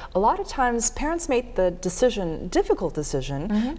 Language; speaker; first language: English; native; English